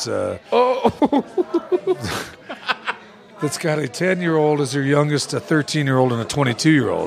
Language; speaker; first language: English; native; English